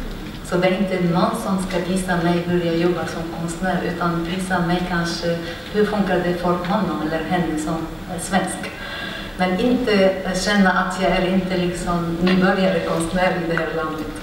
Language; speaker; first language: Swedish; non-native, fluent; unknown